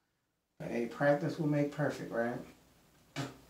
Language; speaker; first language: English; native; English